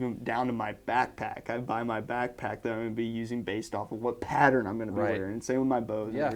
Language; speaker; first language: English; native; English